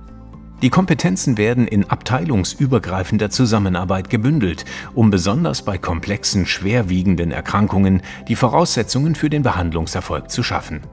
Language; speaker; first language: German; native; German